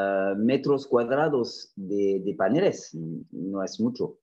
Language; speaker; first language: Spanish; non-native, fluent; French